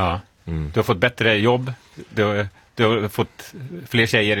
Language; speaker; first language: Swedish; native; Swedish